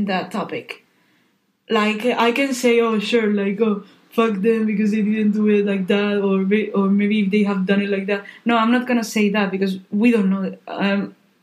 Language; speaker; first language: English; non-native, fluent; Spanish